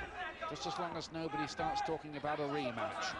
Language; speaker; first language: English; native; English